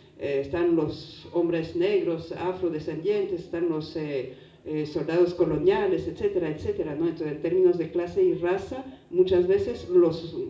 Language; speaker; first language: Spanish; non-native, fluent; French